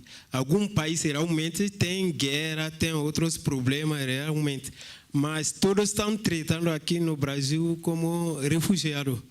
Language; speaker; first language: Portuguese; non-native, learner; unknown